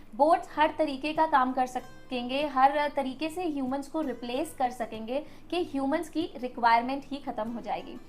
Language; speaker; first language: Hindi; native; Hindi